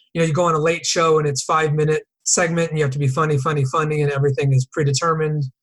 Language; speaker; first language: English; native; English